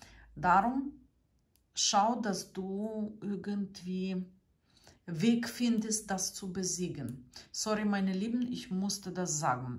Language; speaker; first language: German; non-native, fluent; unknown